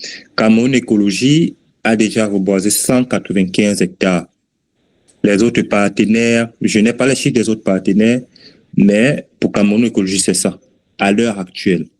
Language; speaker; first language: French; native; French